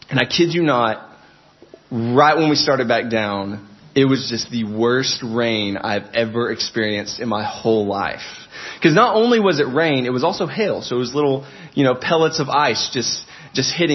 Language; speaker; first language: English; native; English